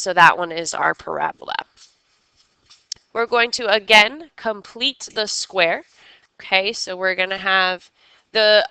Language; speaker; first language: English; native; English